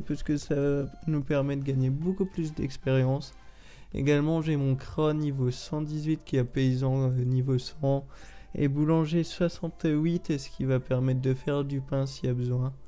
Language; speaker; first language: French; native; French